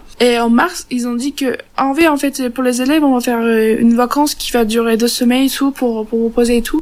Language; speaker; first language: French; non-native, learner; Turkish